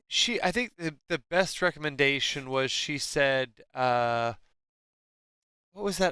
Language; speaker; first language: English; native; English